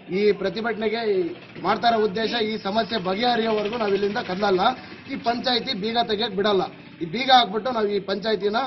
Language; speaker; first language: Kannada; non-native, local second language; Lambadi